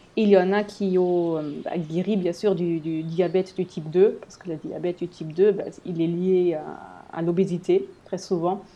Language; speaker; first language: French; non-native, fluent; German